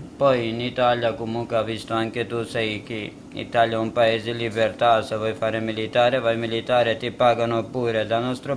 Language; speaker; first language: Italian; non-native, learner; Kurdish